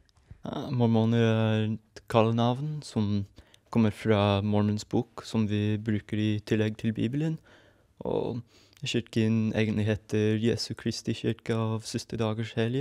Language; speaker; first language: Norwegian; non-native, fluent; English